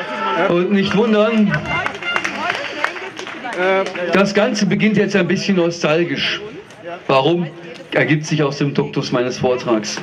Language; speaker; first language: German; native; German